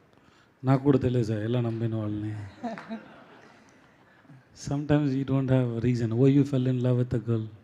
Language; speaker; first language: Telugu; non-native, learner; Tamil